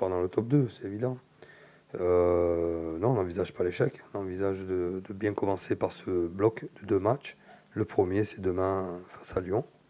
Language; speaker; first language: French; native; French